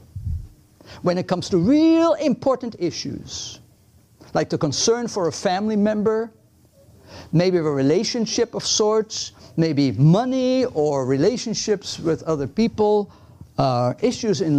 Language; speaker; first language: English; non-native, fluent; Dutch